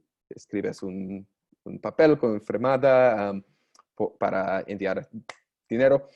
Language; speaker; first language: Spanish; non-native, learner; English